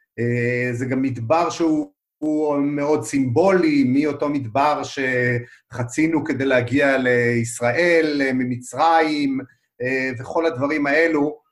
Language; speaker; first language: Hebrew; native; Hebrew